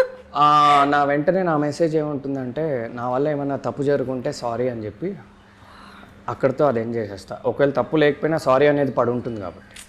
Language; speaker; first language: Telugu; native; Telugu